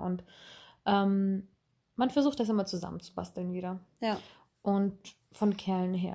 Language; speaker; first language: German; native; German